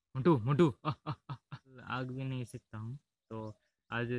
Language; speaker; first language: Hindi; non-native, local second language; Odia